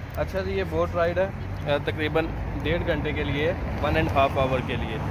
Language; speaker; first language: Urdu; non-native, local second language; Punjabi